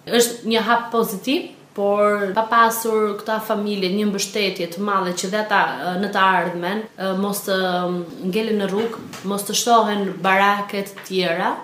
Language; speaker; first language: Albanian; non-native, local second language; Romany